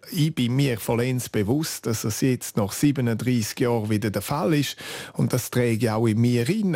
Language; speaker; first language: German; non-native, local second language; Romansh